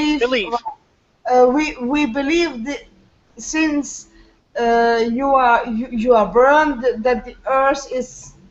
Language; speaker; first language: English; non-native, learner; French